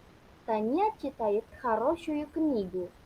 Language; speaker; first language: Russian; non-native, learner; Indonesian